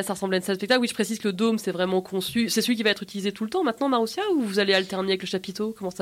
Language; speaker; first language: French; native; French